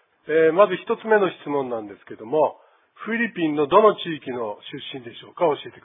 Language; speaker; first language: Japanese; native; Japanese